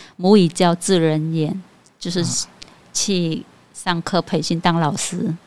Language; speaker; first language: Chinese; non-native, fluent; Khmer